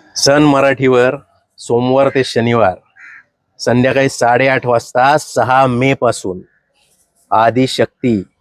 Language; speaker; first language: Marathi; native; Marathi